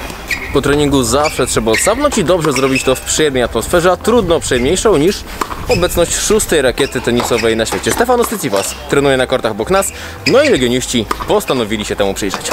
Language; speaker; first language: Polish; native; Polish